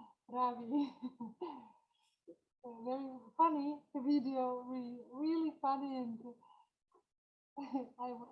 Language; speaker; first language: English; non-native, learner; Georgian